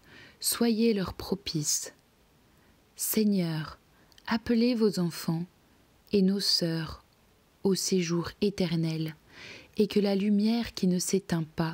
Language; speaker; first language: French; native; French